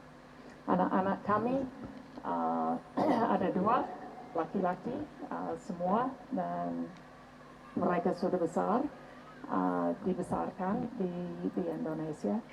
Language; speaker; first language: Indonesian; non-native, fluent; English